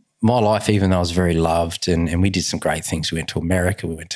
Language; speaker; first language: English; native; English